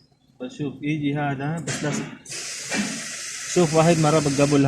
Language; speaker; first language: Arabic; non-native, learner; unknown